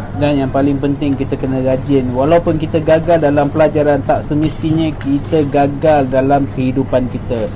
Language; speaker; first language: Malay; native; Malay